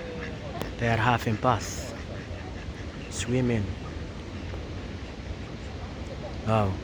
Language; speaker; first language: English; non-native, fluent; Somali